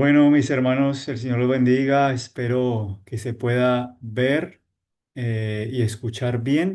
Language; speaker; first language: Spanish; native; Spanish